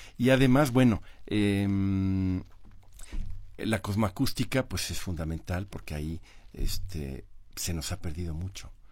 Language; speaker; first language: Spanish; native; Spanish